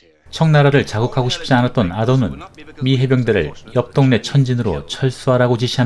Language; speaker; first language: Korean; native; Korean